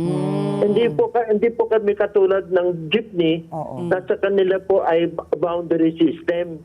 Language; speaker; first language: Filipino; native; Filipino